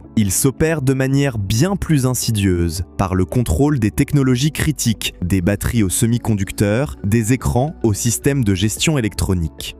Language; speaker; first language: French; native; French